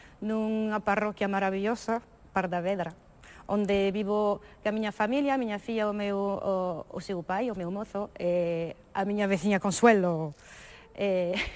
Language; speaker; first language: Galician; early bilingual, other home language; French